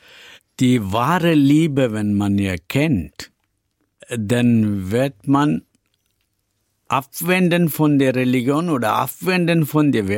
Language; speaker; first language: German; non-native, learner; Tamil